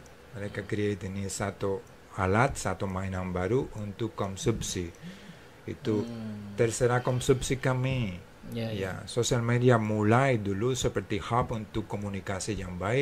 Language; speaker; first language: Indonesian; non-native, fluent; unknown